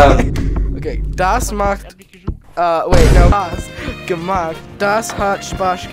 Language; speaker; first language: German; non-native, learner; English